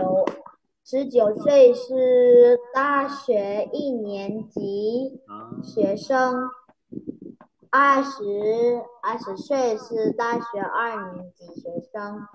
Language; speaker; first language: Chinese; non-native, learner; Vietnamese